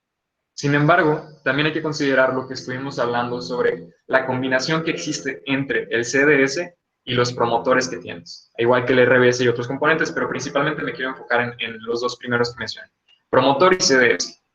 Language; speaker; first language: Spanish; native; Spanish